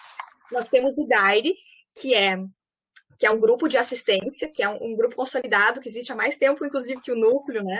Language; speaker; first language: Portuguese; native; Portuguese